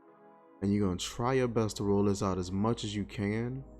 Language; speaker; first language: English; native; English